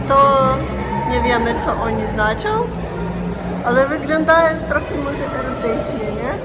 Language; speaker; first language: Polish; non-native, learner; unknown